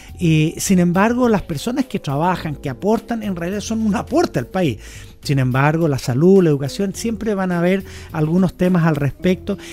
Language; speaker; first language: Spanish; native; Spanish